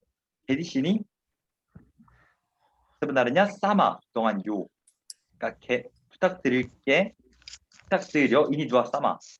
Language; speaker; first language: Indonesian; non-native, fluent; Korean